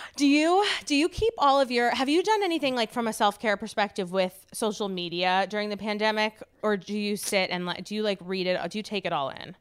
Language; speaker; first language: English; native; English